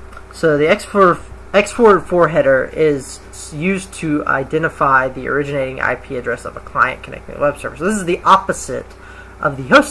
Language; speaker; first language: English; native; English